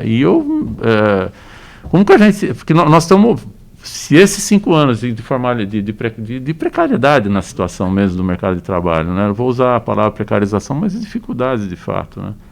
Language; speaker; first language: Portuguese; native; Portuguese